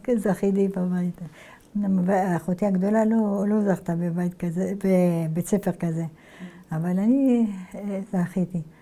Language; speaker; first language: Hebrew; early bilingual, other home language; Arabic